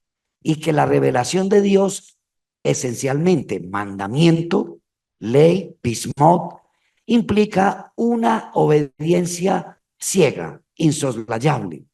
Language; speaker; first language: Spanish; native; Spanish